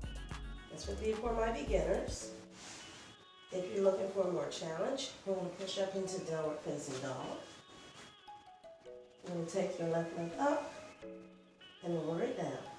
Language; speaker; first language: English; native; English